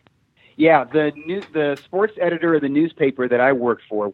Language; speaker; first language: English; native; English